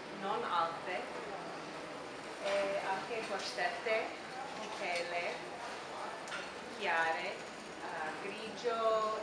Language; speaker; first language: Italian; non-native, learner; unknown